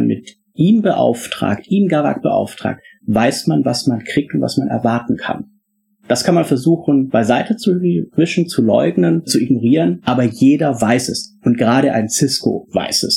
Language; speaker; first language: German; native; German